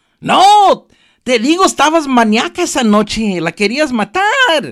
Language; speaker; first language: Spanish; early bilingual, heritage; Spanish